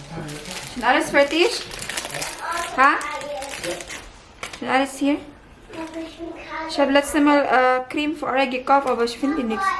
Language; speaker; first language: German; non-native, learner; Filipino